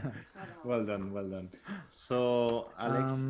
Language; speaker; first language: English; non-native, learner; Spanish